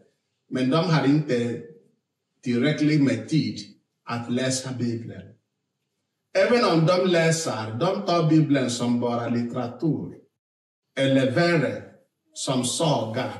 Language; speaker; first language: Swedish; non-native, fluent; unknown